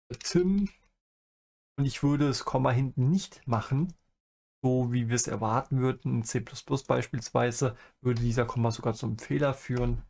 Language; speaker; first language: German; native; German